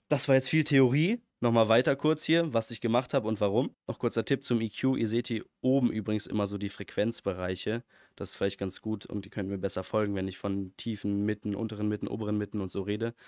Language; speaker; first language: German; native; German